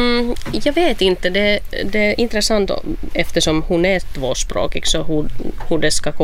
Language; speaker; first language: Swedish; non-native, local second language; Finnish